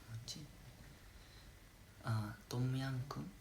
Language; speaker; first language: Korean; non-native, fluent; Japanese